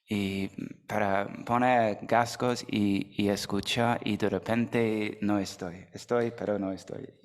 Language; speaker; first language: Spanish; non-native, fluent; English